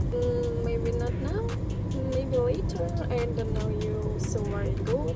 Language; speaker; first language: English; non-native, learner; Russian